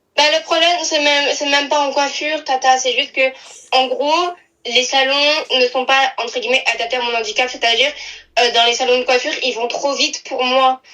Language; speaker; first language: French; native; French